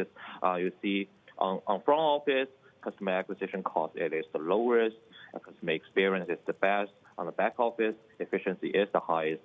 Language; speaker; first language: English; non-native, fluent; Chinese